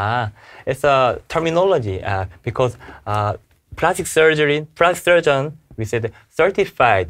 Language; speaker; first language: English; non-native, learner; Korean